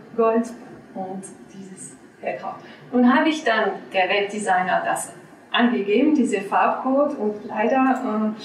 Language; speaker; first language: German; non-native, fluent; French